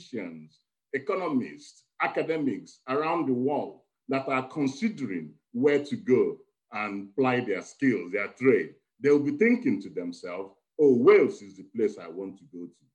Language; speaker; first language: English; non-native, local second language; Igbo